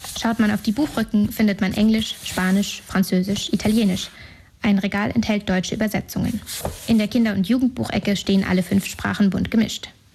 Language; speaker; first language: German; native; German